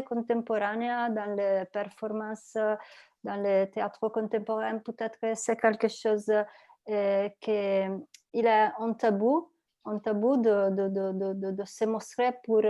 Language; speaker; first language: French; non-native, learner; Italian